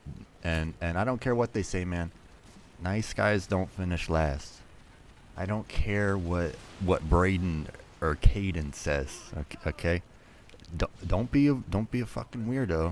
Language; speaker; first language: English; native; English